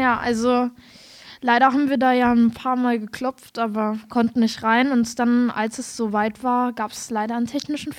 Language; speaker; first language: German; native; German